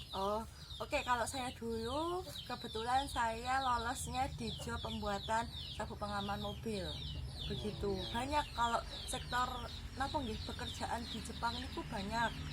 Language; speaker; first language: Indonesian; non-native, local second language; Javanese